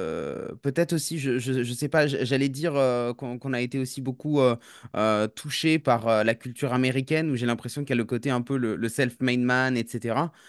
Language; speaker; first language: French; native; French